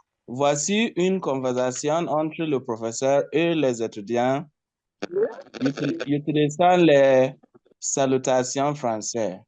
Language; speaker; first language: French; non-native, learner; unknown